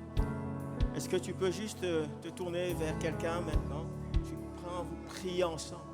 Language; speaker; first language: French; native; French